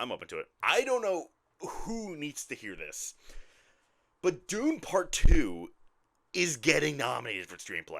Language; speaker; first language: English; native; English